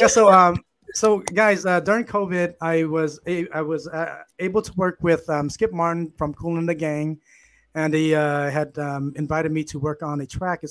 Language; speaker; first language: English; early bilingual, other home language; Khmer